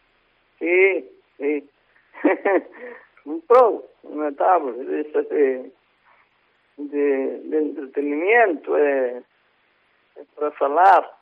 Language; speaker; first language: Galician; native; Galician